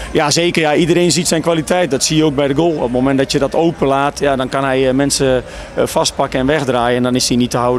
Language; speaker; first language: Dutch; native; Dutch